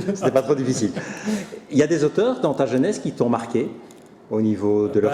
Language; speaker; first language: French; native; French